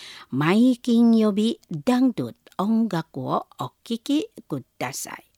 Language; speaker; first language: Japanese; non-native, learner; Indonesian